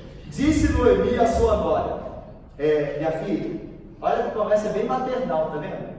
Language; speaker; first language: Portuguese; native; Portuguese